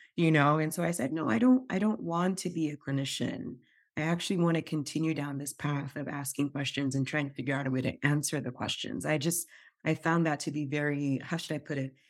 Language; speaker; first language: English; non-native, local second language; Yoruba